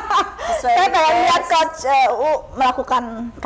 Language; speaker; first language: Indonesian; native; Indonesian